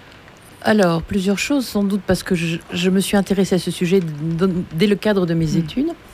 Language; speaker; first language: French; native; French